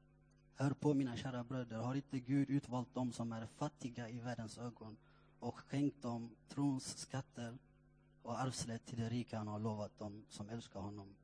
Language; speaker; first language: Swedish; non-native, fluent; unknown